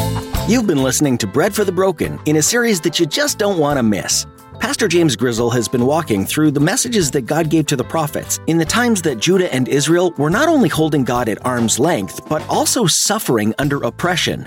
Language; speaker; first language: English; native; English